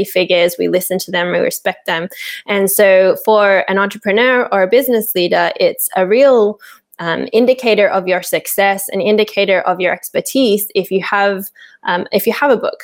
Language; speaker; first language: English; native; English